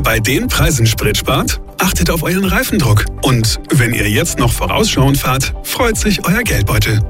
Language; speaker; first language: German; native; German